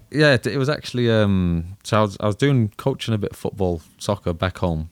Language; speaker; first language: English; native; English